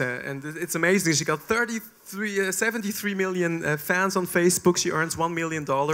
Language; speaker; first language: English; non-native, fluent; German